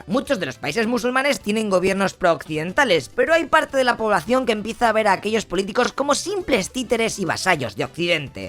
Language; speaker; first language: Spanish; native; Spanish